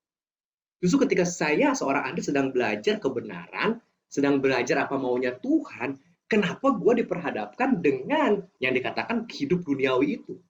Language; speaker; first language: Indonesian; native; Indonesian